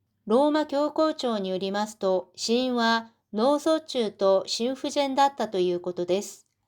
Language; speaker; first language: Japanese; non-native, fluent; Korean